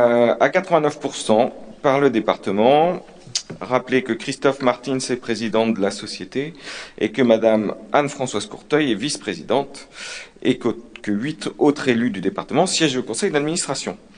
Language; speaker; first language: French; native; French